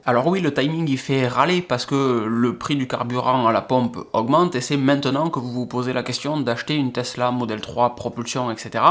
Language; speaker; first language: French; native; French